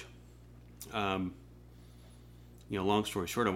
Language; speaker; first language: English; native; English